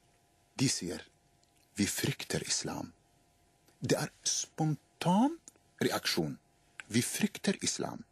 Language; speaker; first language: Norwegian; non-native, fluent; Arabic